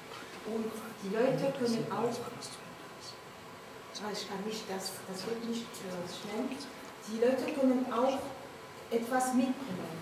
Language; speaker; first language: German; non-native, learner; French